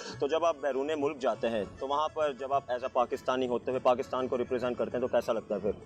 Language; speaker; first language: Urdu; native; Urdu